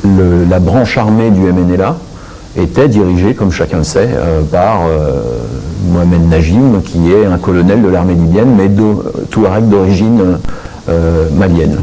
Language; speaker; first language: French; native; French